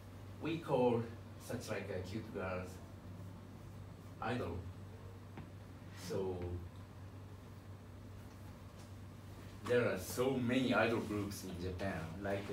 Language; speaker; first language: English; non-native, learner; Japanese